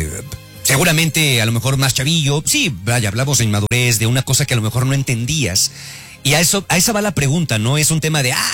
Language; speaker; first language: Spanish; native; Spanish